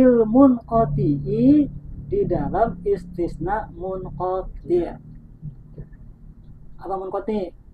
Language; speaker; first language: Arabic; non-native, local second language; Indonesian